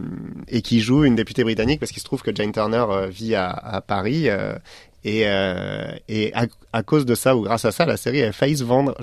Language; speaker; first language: French; native; French